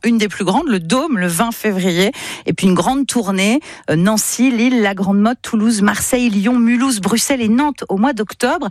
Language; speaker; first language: French; native; French